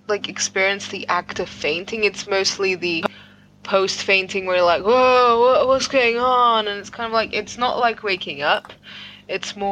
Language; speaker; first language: English; non-native, fluent; Greek